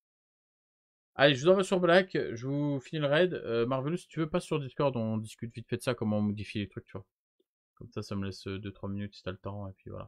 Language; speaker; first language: French; native; French